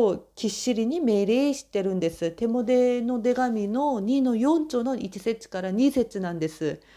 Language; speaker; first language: Japanese; non-native, fluent; Korean